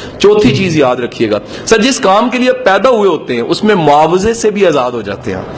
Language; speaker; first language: Urdu; non-native, local second language; Punjabi